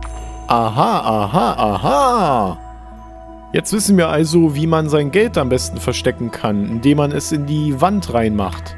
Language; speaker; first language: German; native; German